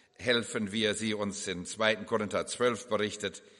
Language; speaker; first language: German; early bilingual, heritage; English